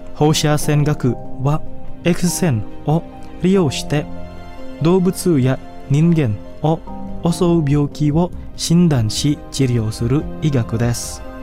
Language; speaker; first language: Japanese; non-native, fluent; Indonesian